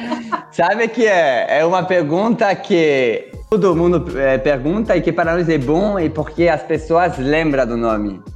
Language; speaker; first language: Portuguese; non-native, fluent; French